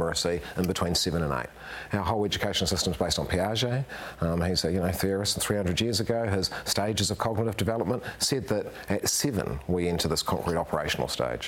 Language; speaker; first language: English; native; English